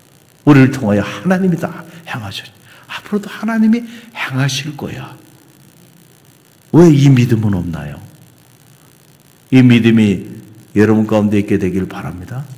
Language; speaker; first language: Korean; native; Korean